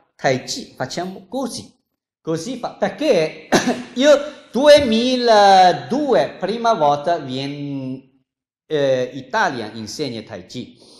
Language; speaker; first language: Italian; non-native, learner; Chinese